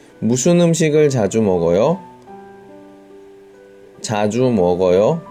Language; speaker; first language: Korean; non-native, fluent; Chinese